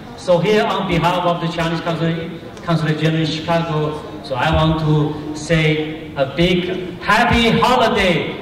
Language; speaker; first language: English; non-native, fluent; Chinese